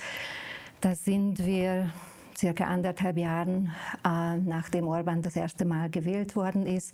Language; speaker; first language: German; non-native, fluent; Hungarian